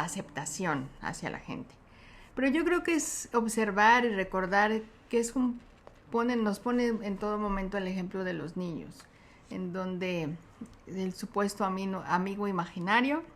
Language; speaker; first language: Spanish; native; Spanish